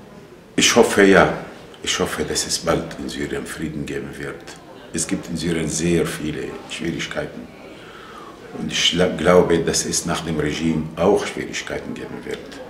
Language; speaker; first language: German; non-native, fluent; Arabic